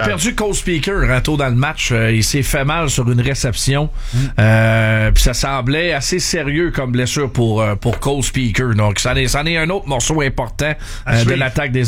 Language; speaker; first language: French; native; French